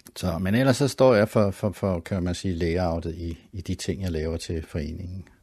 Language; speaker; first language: Danish; native; Danish